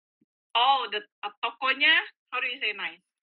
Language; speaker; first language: English; non-native, fluent; Indonesian